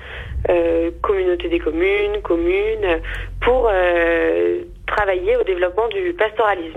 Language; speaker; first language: French; native; French